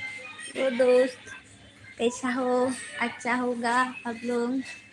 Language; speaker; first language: Hindi; non-native, local second language; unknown